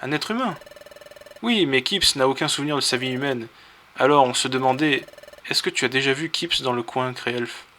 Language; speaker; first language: French; native; French